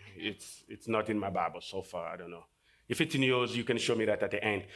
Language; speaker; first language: English; non-native, fluent; Lingala